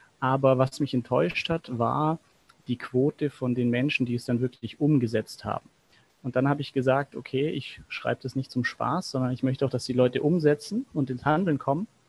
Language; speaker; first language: German; native; German